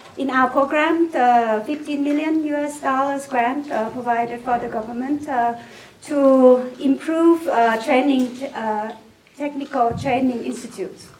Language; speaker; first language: English; non-native, fluent; Thai